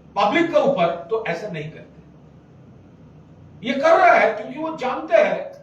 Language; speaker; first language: Hindi; non-native, local second language; Bangla